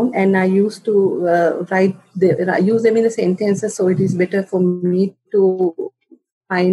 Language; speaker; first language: English; non-native, local second language; Sinhala